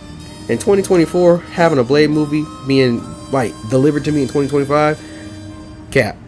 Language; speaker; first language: English; native; English